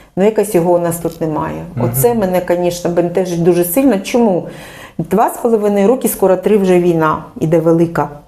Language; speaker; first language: Ukrainian; non-native, local second language; Russian